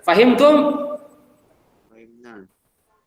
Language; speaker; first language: Arabic; non-native, fluent; Indonesian